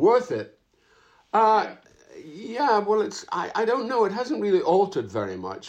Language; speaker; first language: English; native; English